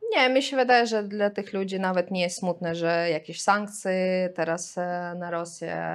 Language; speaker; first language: Polish; non-native, fluent; Russian